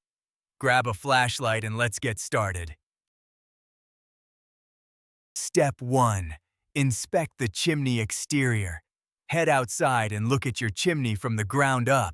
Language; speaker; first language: English; native; English